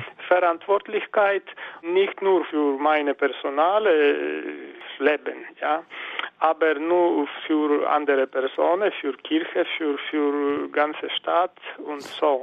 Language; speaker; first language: German; non-native, fluent; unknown